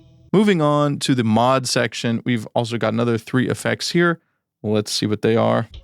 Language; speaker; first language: English; native; English